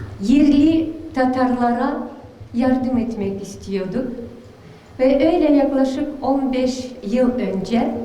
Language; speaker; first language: Turkish; early bilingual, heritage; Tatar